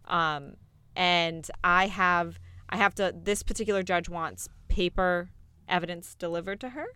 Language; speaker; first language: English; native; English